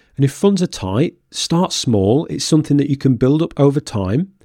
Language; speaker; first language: English; native; English